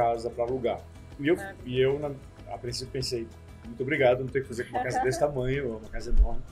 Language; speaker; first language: Portuguese; native; Portuguese